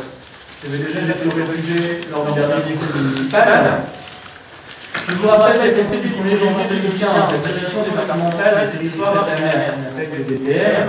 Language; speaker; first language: French; native; French